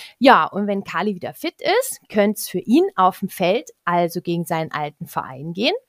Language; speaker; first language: German; native; German